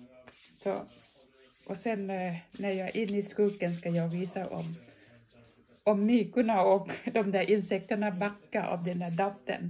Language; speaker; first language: Swedish; non-native, fluent; Thai